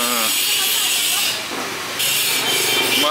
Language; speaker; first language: Japanese; native; Japanese